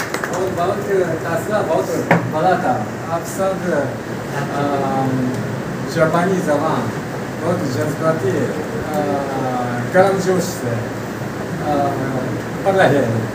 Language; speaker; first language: Hindi; non-native, learner; Japanese